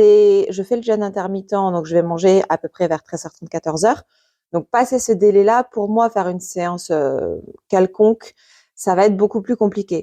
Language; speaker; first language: French; native; French